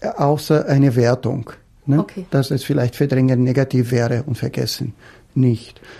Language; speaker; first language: German; non-native, fluent; Portuguese